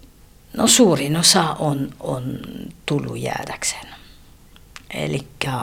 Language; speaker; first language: Finnish; non-native, fluent; French